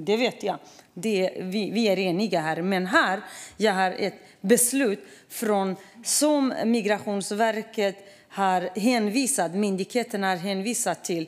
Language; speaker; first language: Swedish; non-native, fluent; Kurdish